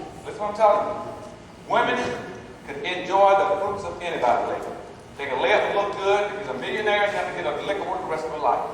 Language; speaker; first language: English; native; English